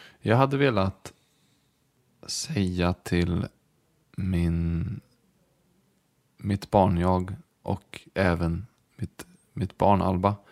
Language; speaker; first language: Swedish; native; Swedish